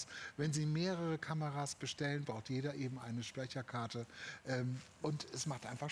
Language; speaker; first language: German; native; German